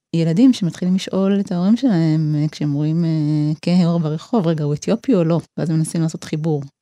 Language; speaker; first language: Hebrew; early bilingual, other home language; Amharic